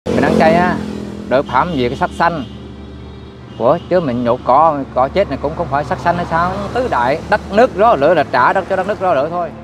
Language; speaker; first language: Vietnamese; non-native, local second language; Eastern Cham